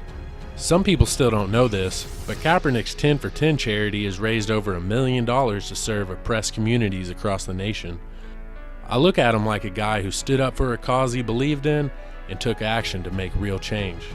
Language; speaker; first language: English; native; English